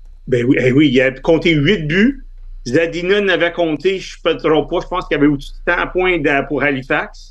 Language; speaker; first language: French; native; French